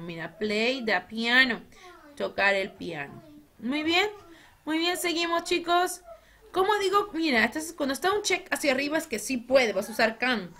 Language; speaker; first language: Spanish; native; Spanish